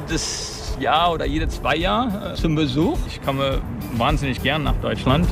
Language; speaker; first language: German; native; German